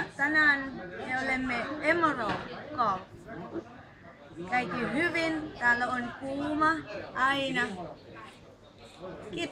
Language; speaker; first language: Finnish; non-native, learner; Thai